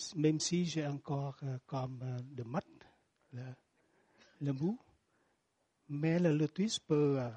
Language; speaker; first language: French; non-native, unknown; Vietnamese